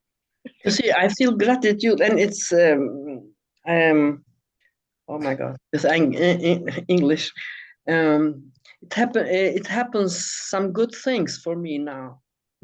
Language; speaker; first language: English; non-native, learner; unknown